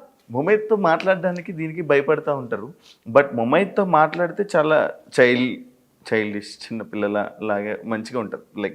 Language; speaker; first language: Telugu; native; Telugu